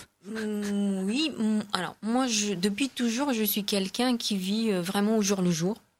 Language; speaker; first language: French; non-native, fluent; Korean